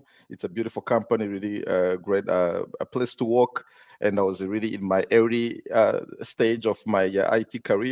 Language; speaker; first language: English; non-native, local second language; Kinyarwanda